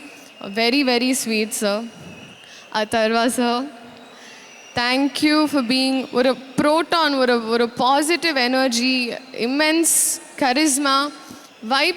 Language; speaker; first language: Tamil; non-native, fluent; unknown